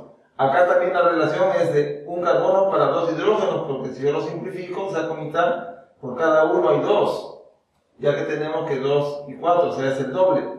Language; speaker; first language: Spanish; native; Spanish